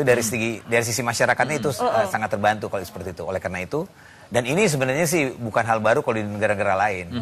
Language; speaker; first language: Indonesian; native; Indonesian